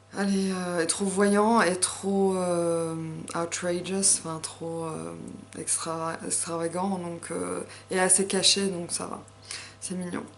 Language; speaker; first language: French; native; French